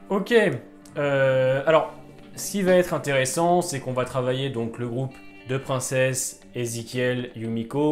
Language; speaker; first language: French; native; French